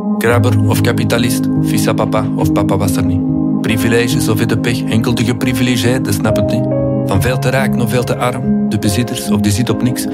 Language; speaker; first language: Dutch; native; Dutch